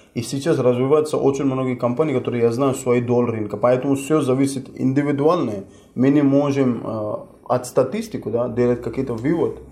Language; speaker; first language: Russian; non-native, fluent; Hindi